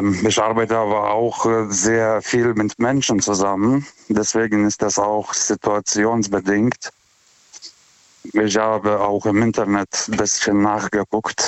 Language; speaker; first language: German; non-native, fluent; Lithuanian